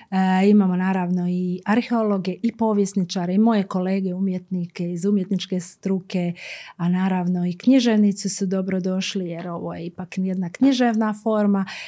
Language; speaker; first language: Croatian; native; Croatian